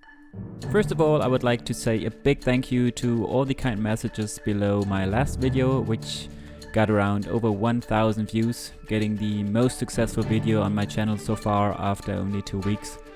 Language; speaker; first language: English; non-native, fluent; German